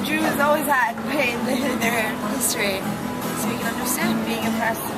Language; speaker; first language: English; non-native, fluent; Hebrew